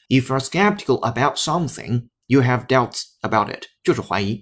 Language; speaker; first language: English; non-native, fluent; Chinese